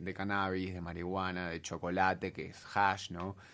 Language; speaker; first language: Spanish; native; Spanish